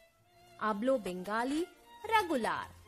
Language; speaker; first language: Spanish; non-native, learner; Hindi